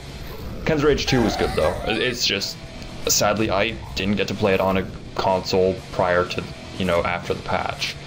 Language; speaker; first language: English; native; English